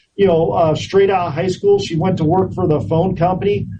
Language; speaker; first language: English; native; English